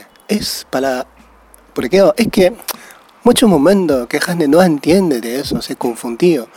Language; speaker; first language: Spanish; non-native, learner; Chinese